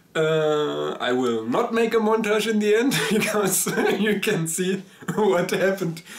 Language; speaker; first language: English; non-native, fluent; German